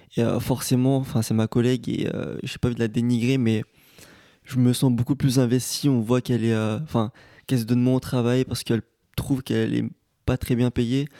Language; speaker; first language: French; native; French